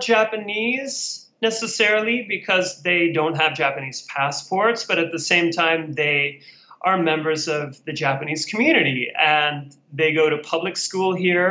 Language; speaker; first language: English; native; English